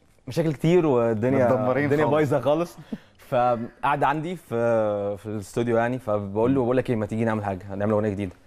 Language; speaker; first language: Arabic; native; Arabic